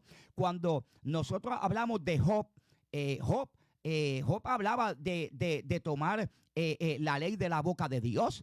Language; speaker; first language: Spanish; native; Spanish